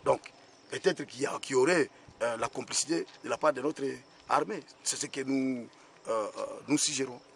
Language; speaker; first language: French; non-native, local second language; Swahili